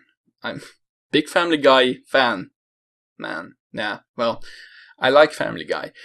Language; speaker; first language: English; non-native, fluent; Dutch